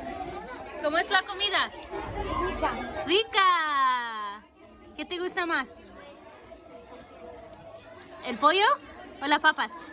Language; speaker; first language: Spanish; non-native, fluent; English